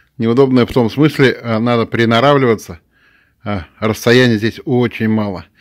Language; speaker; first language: Russian; non-native, local second language; Tatar